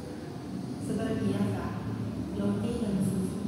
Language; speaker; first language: Indonesian; non-native, learner; Chinese